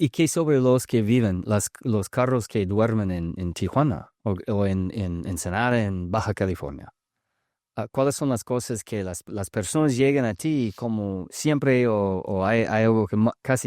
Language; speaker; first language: Spanish; early bilingual, heritage; English